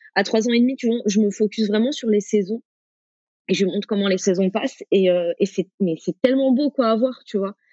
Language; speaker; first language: French; early bilingual, other home language; Arabic